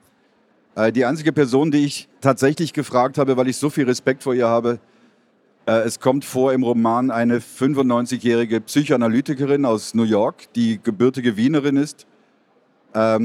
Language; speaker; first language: German; native; German